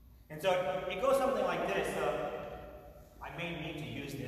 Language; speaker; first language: English; native; English